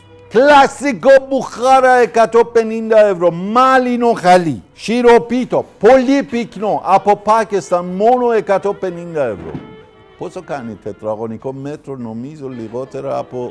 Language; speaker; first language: Greek; non-native, learner; Persian